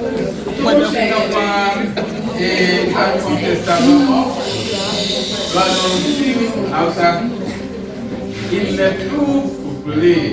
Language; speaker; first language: French; non-native, learner; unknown